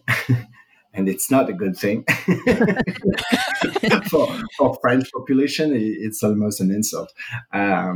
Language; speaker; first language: English; non-native, fluent; French